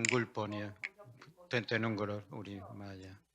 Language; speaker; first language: Korean; non-native, learner; Spanish